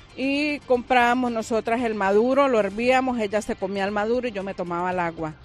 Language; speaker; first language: Spanish; native; Spanish